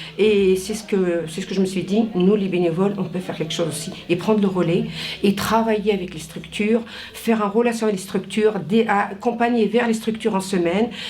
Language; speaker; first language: French; native; French